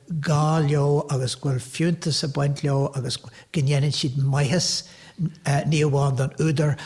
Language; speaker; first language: Irish; native; Irish